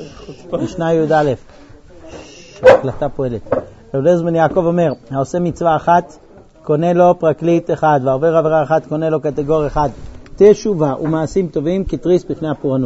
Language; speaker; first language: Hebrew; native; Hebrew